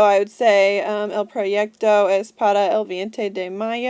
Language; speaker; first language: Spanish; non-native, fluent; English